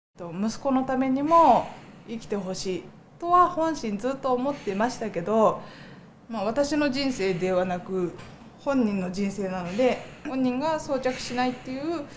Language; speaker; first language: Japanese; native; Japanese